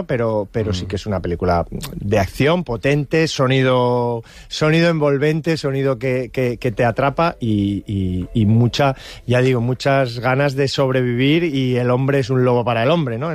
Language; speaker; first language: Spanish; native; Spanish